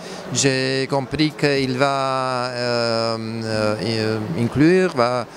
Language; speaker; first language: French; non-native, fluent; Romanian